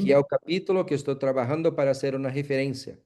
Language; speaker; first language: Spanish; non-native, learner; Portuguese